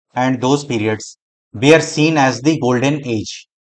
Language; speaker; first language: English; non-native, local second language; Hindi